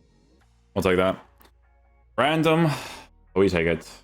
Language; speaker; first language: English; native; English